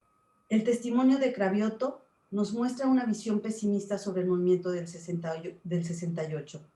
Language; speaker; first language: Spanish; native; Spanish